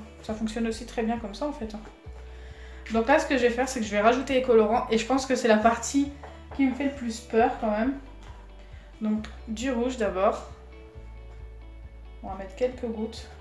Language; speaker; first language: French; native; French